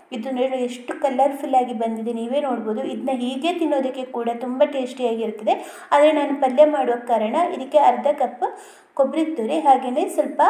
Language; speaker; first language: Kannada; non-native, local second language; Tulu